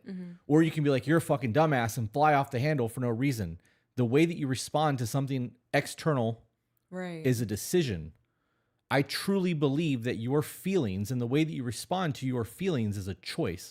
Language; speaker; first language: English; native; English